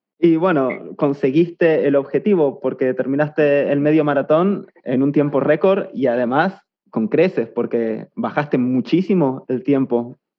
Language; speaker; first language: Spanish; native; Spanish